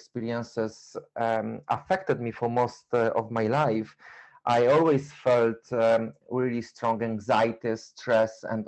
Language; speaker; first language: English; non-native, fluent; Polish